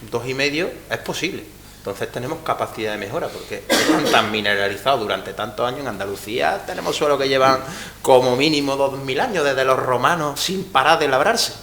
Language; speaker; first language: Spanish; native; Spanish